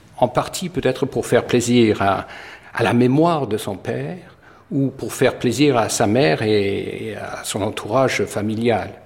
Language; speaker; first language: French; non-native, fluent; English